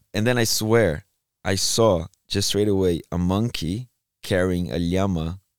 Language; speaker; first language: English; non-native, fluent; Portuguese